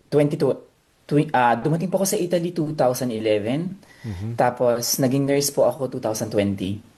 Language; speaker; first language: Filipino; native; Filipino